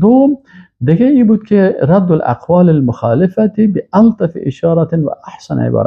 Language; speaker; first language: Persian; native; Persian